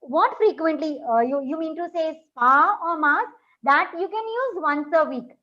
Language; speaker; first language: English; non-native, local second language; Gujarati